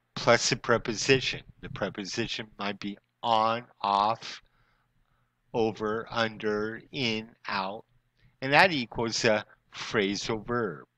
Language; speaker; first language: English; native; English